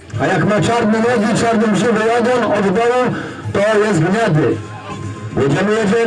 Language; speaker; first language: Polish; native; Polish